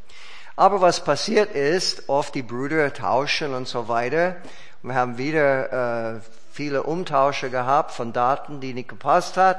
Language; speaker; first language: German; non-native, fluent; English